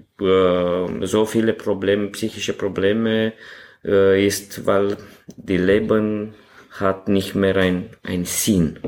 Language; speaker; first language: German; non-native, learner; Romanian